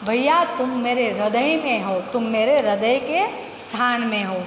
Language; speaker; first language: Hindi; non-native, local second language; Gujarati